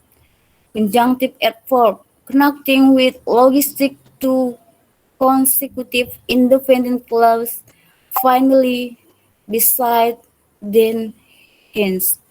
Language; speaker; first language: English; non-native, learner; Indonesian